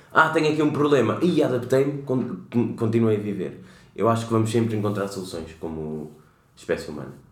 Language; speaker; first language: Portuguese; native; Portuguese